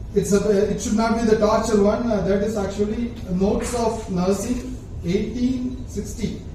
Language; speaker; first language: English; non-native, local second language; Tamil